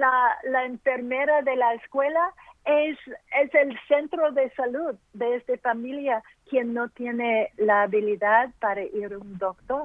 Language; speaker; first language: Spanish; early bilingual, heritage; English